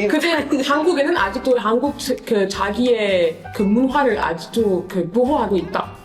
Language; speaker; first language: Korean; non-native, learner; French